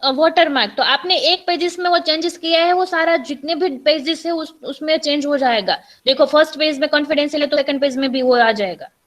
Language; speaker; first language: Hindi; non-native, local second language; Gujarati